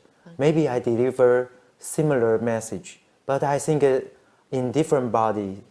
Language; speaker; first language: English; non-native, learner; Chinese